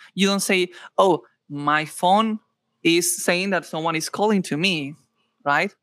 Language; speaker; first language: English; non-native, fluent; Spanish